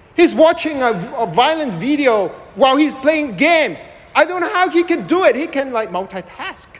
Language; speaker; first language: English; non-native, local second language; Chinese